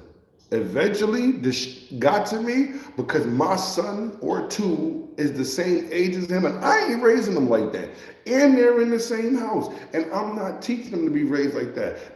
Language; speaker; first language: English; native; English